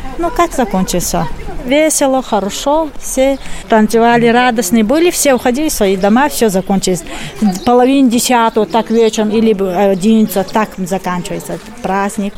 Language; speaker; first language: Russian; non-native, local second language; Lezghian